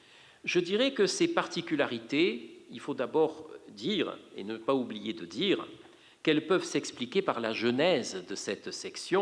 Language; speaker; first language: French; native; French